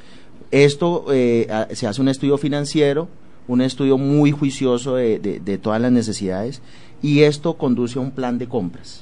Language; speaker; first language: Spanish; native; Spanish